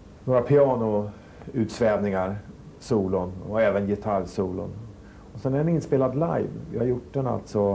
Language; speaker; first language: Swedish; native; Swedish